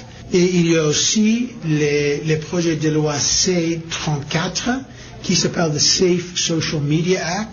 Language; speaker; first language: French; non-native, learner; English